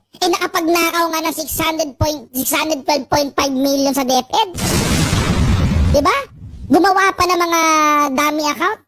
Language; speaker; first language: Filipino; native; Filipino